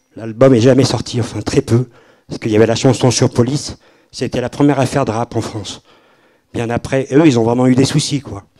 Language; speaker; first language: French; native; French